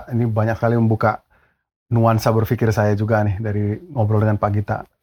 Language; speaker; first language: Indonesian; native; Indonesian